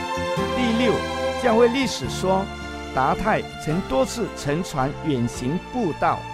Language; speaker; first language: Chinese; native; Chinese